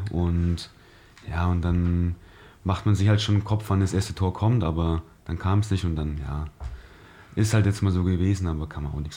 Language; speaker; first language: German; native; German